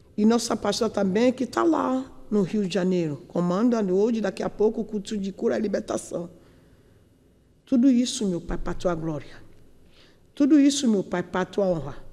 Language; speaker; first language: Portuguese; non-native, learner; Yoruba